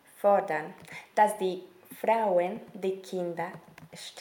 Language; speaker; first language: German; non-native, learner; Spanish